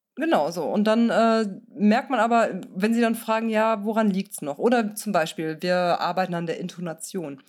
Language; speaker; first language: German; native; German